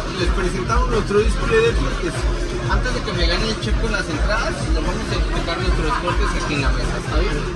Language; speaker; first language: Spanish; native; Spanish